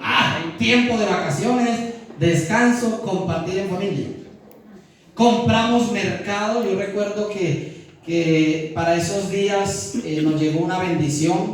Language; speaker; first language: Spanish; native; Spanish